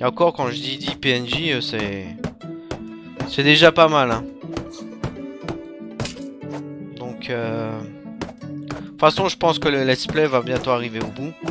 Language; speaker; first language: French; native; French